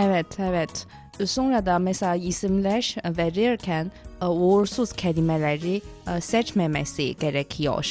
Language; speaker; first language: Turkish; non-native, fluent; Chinese